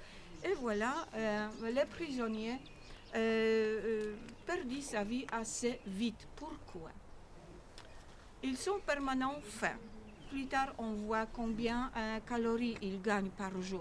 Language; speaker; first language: French; non-native, learner; Polish